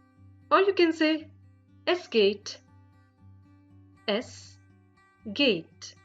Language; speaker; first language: German; non-native, fluent; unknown